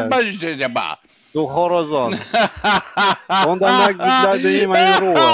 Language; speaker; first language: German; non-native, learner; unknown